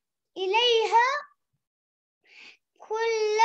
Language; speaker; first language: Arabic; native; Arabic